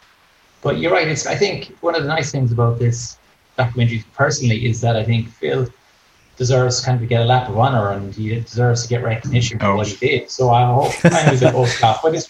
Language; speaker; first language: English; native; English